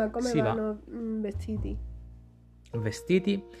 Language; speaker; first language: Italian; non-native, learner; Spanish